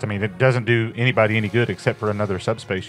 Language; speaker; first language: English; native; English